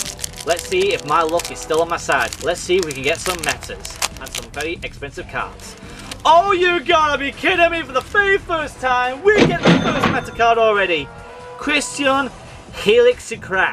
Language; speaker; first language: English; native; English